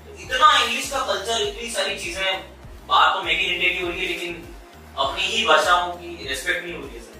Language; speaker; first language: Hindi; native; Hindi